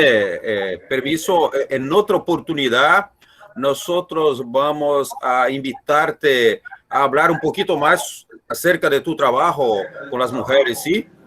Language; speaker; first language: Spanish; non-native, learner; Portuguese